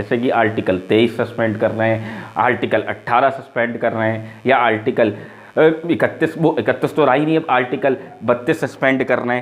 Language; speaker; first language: Hindi; native; Hindi